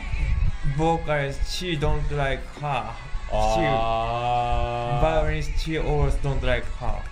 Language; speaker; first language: English; non-native, learner; Japanese